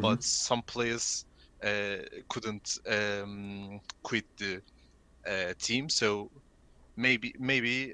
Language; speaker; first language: English; non-native, learner; Turkish